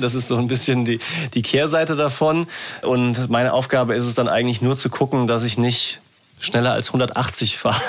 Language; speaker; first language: German; native; German